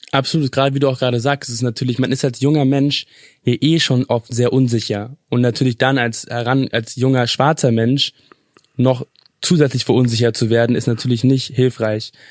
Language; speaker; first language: German; early bilingual, other home language; English